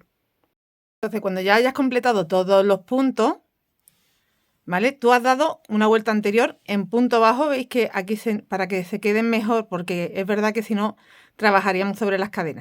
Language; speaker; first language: Spanish; native; Spanish